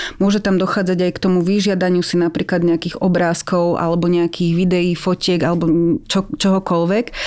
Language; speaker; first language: Slovak; native; Slovak